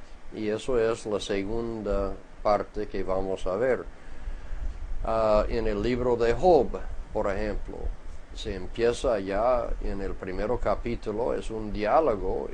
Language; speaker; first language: Spanish; non-native, fluent; English